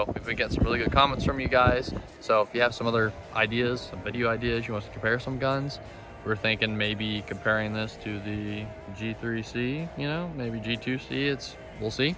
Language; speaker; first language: English; native; English